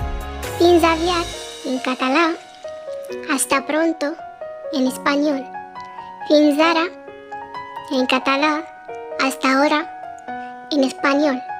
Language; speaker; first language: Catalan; non-native, learner; Arabic